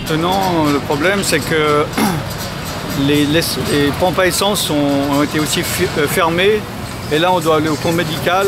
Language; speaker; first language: French; native; French